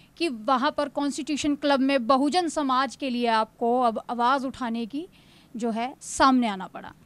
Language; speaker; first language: Hindi; native; Hindi